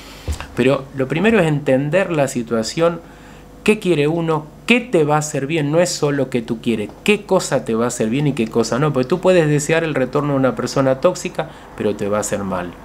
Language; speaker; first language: Spanish; native; Spanish